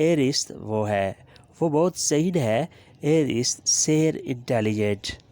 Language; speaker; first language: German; non-native, learner; Urdu